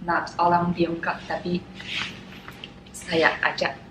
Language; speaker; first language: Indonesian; non-native, fluent; Chinese